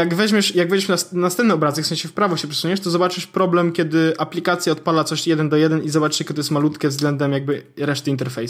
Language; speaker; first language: Polish; native; Polish